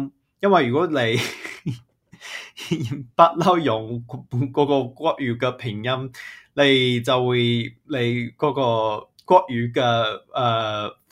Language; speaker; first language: Chinese; non-native, fluent; English